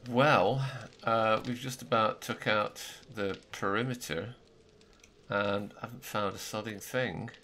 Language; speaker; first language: English; native; English